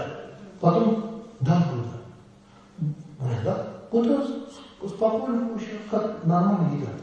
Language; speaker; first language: Russian; non-native, learner; Tibetan